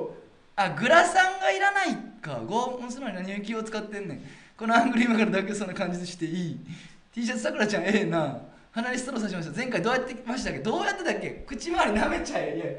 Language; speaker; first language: Japanese; native; Japanese